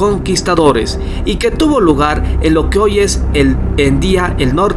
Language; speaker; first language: Spanish; native; Spanish